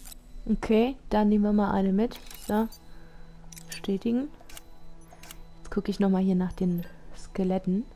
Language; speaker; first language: German; native; German